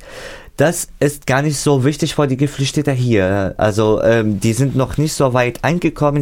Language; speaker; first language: German; non-native, fluent; Arabic